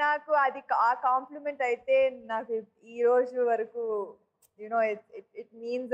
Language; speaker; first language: Telugu; non-native, local second language; Tamil